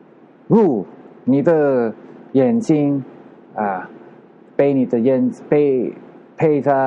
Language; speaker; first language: Chinese; non-native, learner; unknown